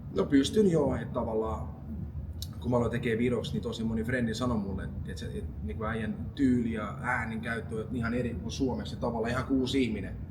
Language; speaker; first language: Finnish; early bilingual, other home language; Estonian